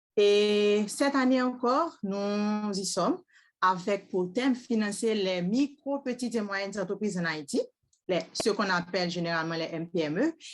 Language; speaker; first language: French; non-native, local second language; Haitian Creole